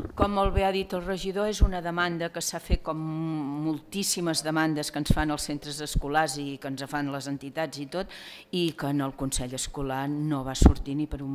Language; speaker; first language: Catalan; native; Catalan